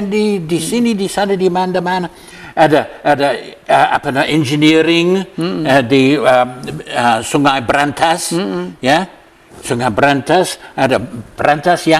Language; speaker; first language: Indonesian; non-native, learner; English